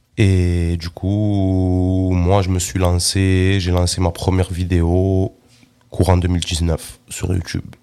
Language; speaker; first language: French; native; French